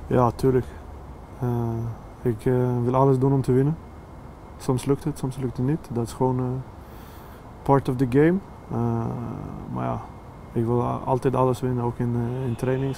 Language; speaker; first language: Dutch; non-native, fluent; Swedish